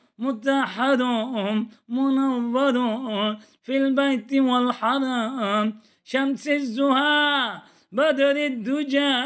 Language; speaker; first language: Urdu; native; Urdu